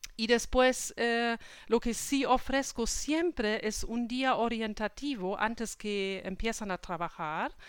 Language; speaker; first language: Spanish; non-native, fluent; German